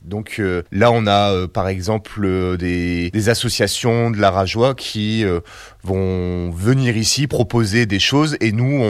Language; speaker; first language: French; native; French